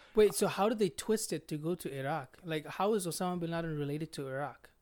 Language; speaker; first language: English; early bilingual, other home language; Bangla